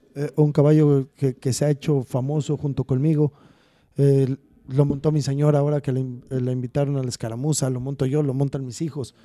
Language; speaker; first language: Spanish; native; Spanish